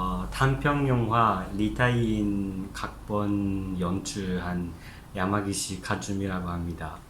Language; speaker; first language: Korean; non-native, fluent; Japanese